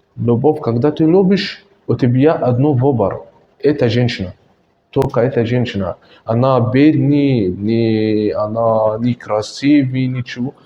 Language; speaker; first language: Russian; non-native, learner; Arabic